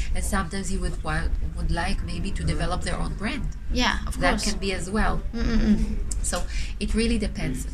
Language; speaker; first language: English; non-native, fluent; Hebrew